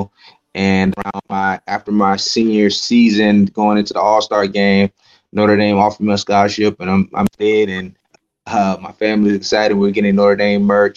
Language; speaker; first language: English; native; English